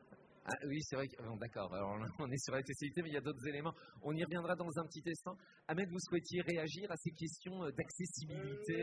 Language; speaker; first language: French; native; French